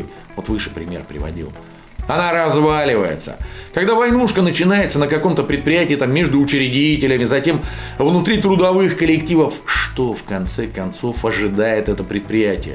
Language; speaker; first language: Russian; native; Russian